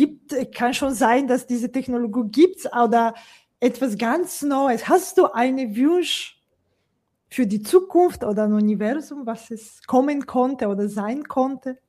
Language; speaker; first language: German; non-native, fluent; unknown